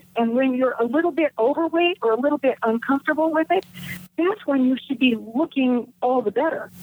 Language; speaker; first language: English; native; English